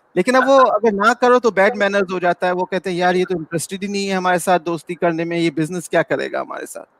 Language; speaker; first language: Urdu; non-native, local second language; Sindhi